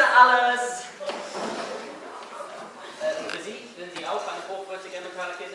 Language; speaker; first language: German; non-native, learner; English